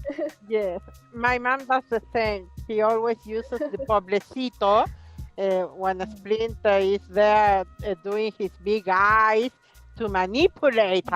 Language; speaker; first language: English; non-native, fluent; Spanish